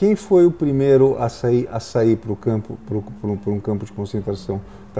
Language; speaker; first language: Portuguese; native; Portuguese